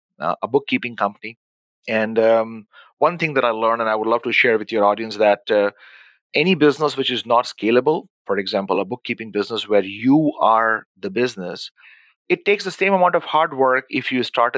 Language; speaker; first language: English; non-native, local second language; Urdu